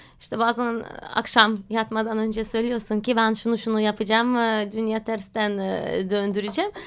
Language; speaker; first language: Turkish; non-native, fluent; Russian